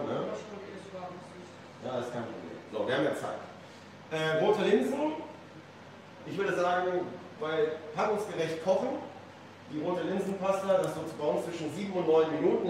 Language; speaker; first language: German; native; German